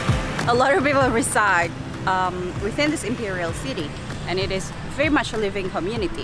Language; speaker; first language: English; non-native, fluent; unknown